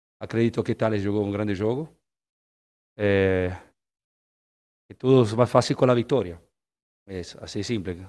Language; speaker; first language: Portuguese; non-native, fluent; Spanish